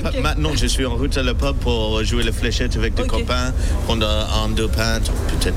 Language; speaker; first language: French; non-native, learner; English